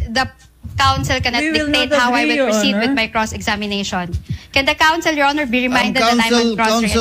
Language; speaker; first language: English; non-native, local second language; Filipino